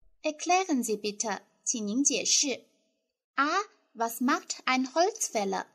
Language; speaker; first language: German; non-native, fluent; Chinese